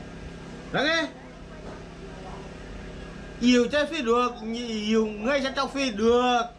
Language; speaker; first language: Vietnamese; non-native, learner; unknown